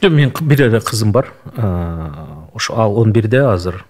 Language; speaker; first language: Kyrgyz; non-native, local second language; Russian